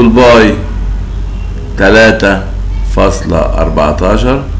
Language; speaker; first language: Arabic; native; Arabic